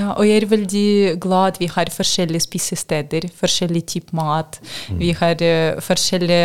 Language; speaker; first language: Norwegian; non-native, learner; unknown